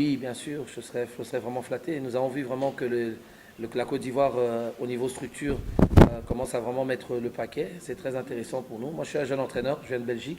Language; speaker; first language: French; native; French